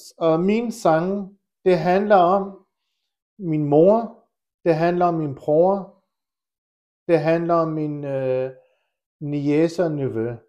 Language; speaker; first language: Danish; early bilingual, other home language; Kurdish